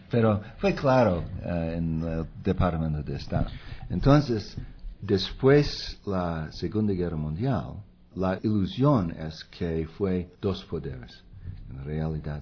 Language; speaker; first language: Spanish; non-native, fluent; English